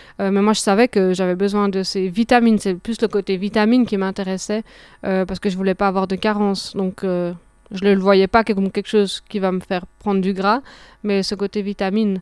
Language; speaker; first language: French; native; French